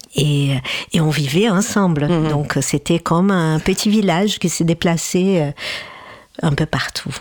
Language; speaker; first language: French; non-native, fluent; Portuguese